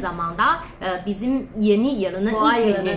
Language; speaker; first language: Turkish; non-native, fluent; Chinese